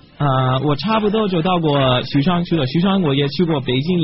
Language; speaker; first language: Chinese; non-native, learner; English